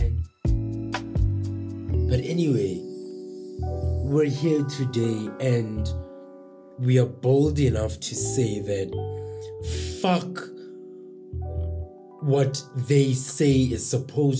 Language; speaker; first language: English; non-native, local second language; Southern Sotho